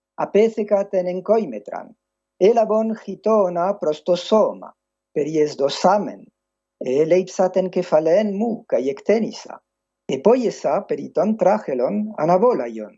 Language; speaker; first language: Greek; non-native, fluent; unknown